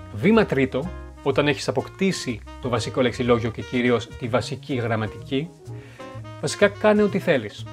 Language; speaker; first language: Greek; non-native, fluent; French